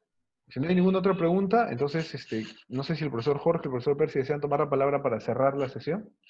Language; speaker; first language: Spanish; native; Spanish